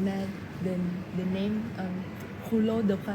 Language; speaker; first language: French; non-native, fluent; Vietnamese